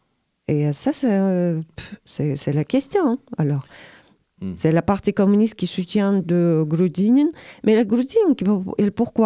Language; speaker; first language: French; non-native, learner; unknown